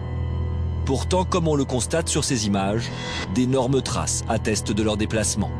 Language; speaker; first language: French; native; French